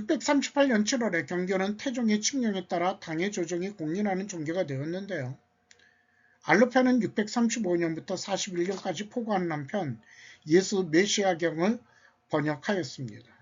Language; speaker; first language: Korean; native; Korean